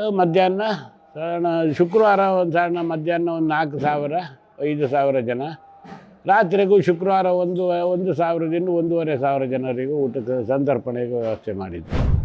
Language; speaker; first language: Kannada; native; Kannada